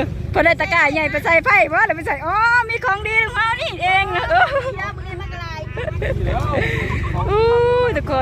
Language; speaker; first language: Thai; non-native, local second language; Lao